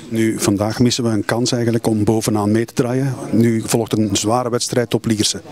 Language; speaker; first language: Dutch; native; Dutch